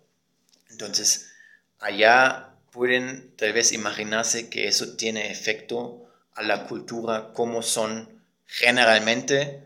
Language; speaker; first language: Spanish; non-native, fluent; German